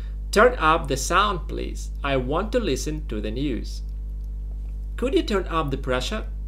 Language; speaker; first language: English; non-native, fluent; Russian